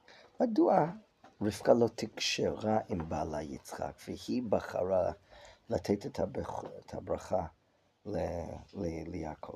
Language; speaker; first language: Hebrew; non-native, fluent; English